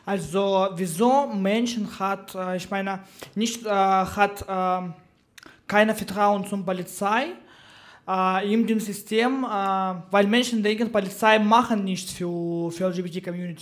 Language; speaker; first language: German; non-native, learner; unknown